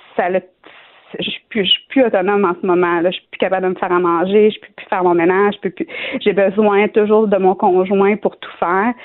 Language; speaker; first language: French; native; French